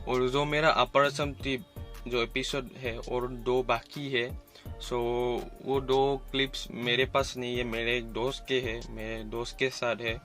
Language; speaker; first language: Hindi; non-native, local second language; Assamese